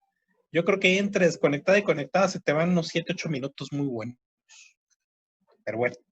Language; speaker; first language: Spanish; native; Spanish